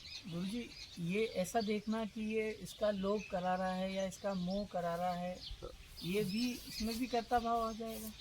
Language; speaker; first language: Hindi; native; Hindi